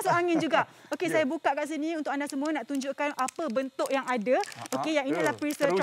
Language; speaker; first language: Malay; native; Malay